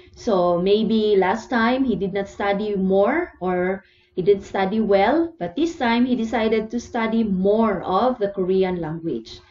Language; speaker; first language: English; non-native, local second language; Cebuano